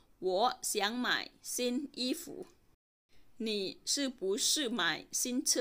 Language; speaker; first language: Chinese; non-native, fluent; Thai